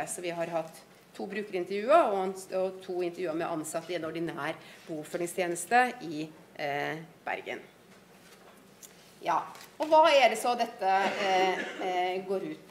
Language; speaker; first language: Norwegian; native; Norwegian